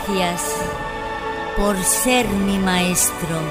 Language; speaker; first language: Spanish; native; Spanish